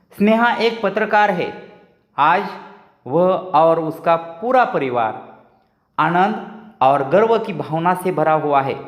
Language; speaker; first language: Hindi; non-native, local second language; Marathi